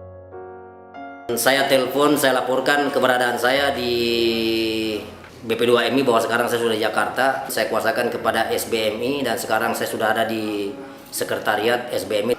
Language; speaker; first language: Indonesian; non-native, local second language; Buginese